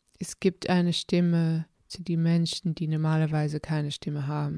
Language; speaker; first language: German; early bilingual, heritage; English